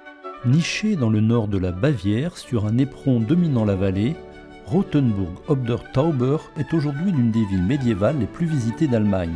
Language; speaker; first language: French; native; French